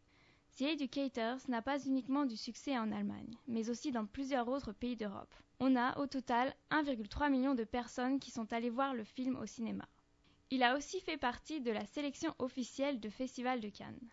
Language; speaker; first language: French; native; French